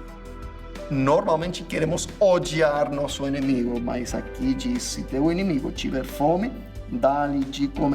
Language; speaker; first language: Portuguese; non-native, fluent; English